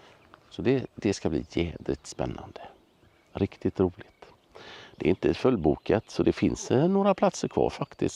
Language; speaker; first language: Swedish; native; Swedish